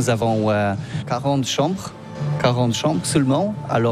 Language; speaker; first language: French; non-native, learner; Polish